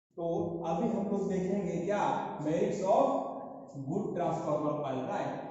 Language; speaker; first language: Hindi; non-native, local second language; Santali